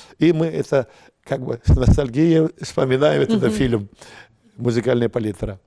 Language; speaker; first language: Russian; non-native, local second language; Uzbek